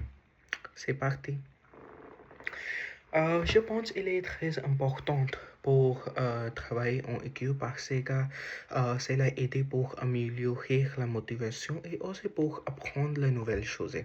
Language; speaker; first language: French; non-native, learner; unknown